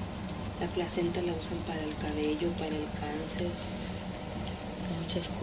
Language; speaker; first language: Spanish; native; Spanish